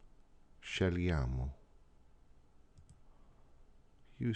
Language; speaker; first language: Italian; non-native, fluent; English